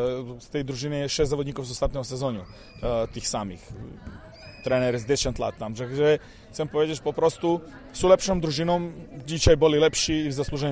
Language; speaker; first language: Polish; non-native, fluent; Serbian